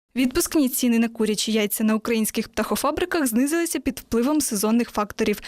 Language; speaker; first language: Ukrainian; native; Ukrainian